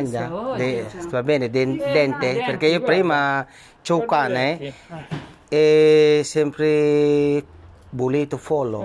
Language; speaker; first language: Italian; non-native, learner; Filipino